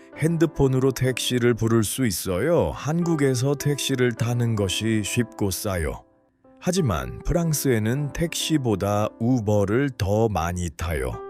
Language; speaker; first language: Korean; non-native, learner; Uzbek